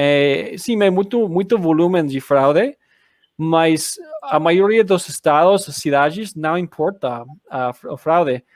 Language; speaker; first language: Portuguese; non-native, learner; English